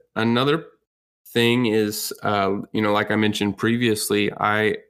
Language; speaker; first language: English; native; English